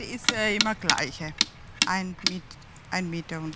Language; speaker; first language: German; non-native, learner; Tamil